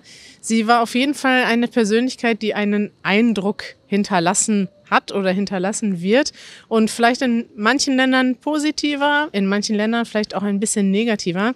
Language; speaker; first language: German; native; German